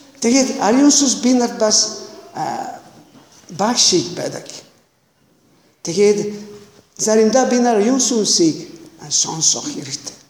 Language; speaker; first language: Mongolian; non-native, learner; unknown